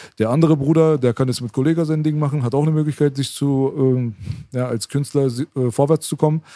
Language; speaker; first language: German; early bilingual, other home language; Persian